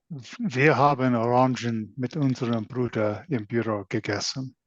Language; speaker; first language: German; non-native, learner; English